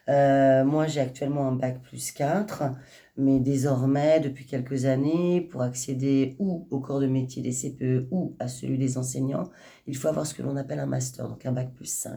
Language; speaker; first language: French; native; French